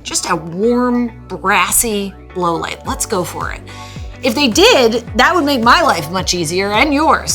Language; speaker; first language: English; native; English